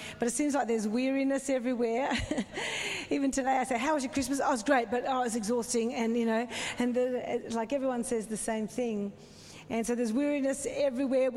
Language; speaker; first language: English; native; English